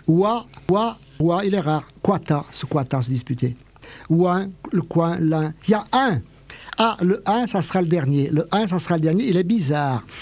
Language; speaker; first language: French; native; French